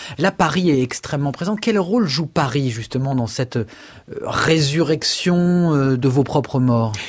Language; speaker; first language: French; native; French